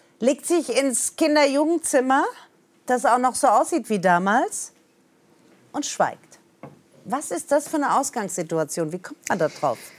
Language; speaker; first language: German; native; German